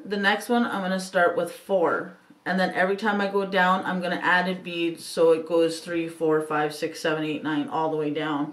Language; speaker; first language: English; native; English